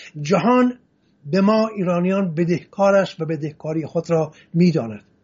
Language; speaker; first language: Persian; non-native, local second language; Assyrian Neo-Aramaic